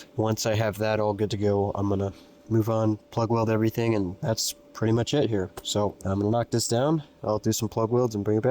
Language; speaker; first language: English; native; English